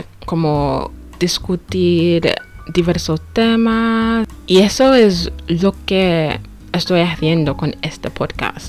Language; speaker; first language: Spanish; non-native, fluent; English